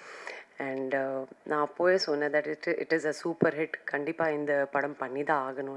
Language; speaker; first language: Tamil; non-native, fluent; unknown